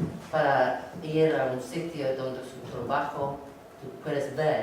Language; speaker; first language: Spanish; non-native, learner; English